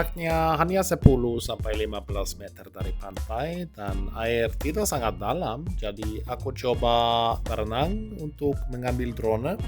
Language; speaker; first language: Indonesian; non-native, fluent; Norwegian